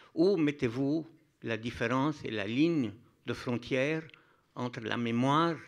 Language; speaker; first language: French; non-native, local second language; Arabic